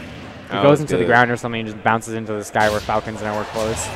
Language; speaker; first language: English; native; English